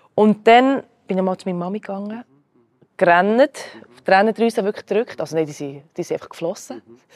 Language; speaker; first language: German; early bilingual, other home language; Croatian